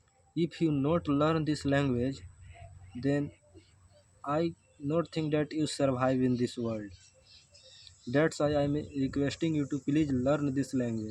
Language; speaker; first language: English; non-native, learner; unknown